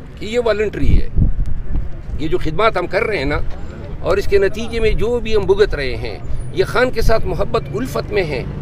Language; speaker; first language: Urdu; non-native, local second language; Pashto